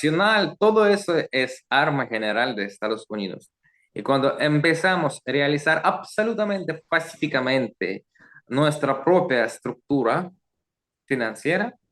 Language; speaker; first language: Spanish; non-native, learner; Russian